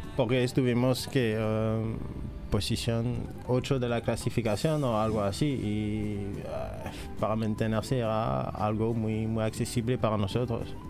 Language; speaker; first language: Spanish; non-native, fluent; French